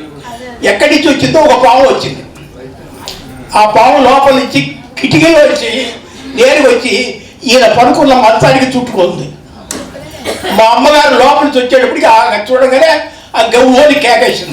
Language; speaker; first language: Telugu; native; Telugu